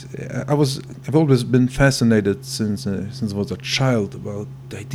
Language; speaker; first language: English; non-native, fluent; Yiddish